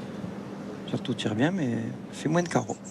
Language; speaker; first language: French; native; French